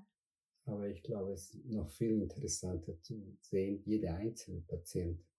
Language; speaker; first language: German; non-native, fluent; Spanish